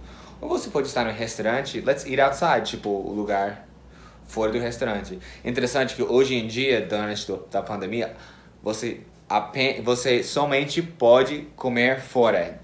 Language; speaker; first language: Portuguese; non-native, fluent; English